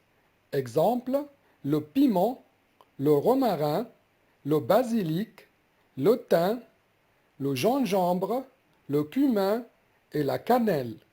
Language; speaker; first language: French; non-native, fluent; Arabic